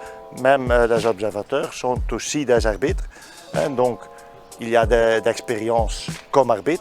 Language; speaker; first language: French; non-native, learner; Dutch